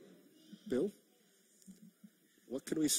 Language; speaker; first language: English; native; English